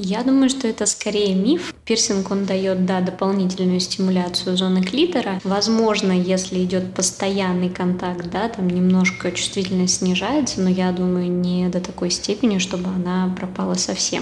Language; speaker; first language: Russian; native; Russian